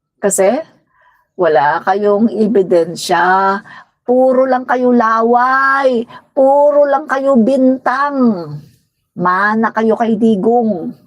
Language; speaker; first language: Filipino; non-native, local second language; Cebuano